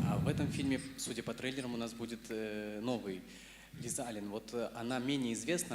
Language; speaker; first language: Russian; native; Russian